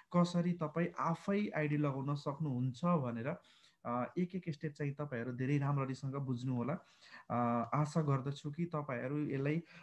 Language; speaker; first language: Nepali; non-native, local second language; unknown